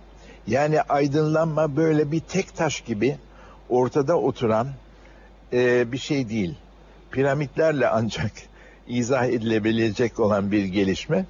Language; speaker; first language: Turkish; native; Turkish